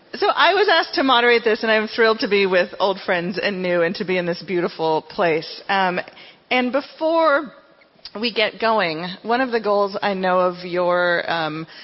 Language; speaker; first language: English; native; English